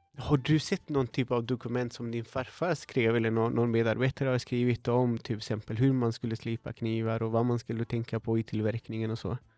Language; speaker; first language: Swedish; non-native, fluent; Spanish